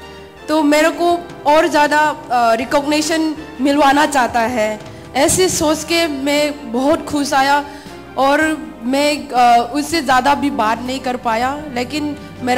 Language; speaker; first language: Hindi; non-native, local second language; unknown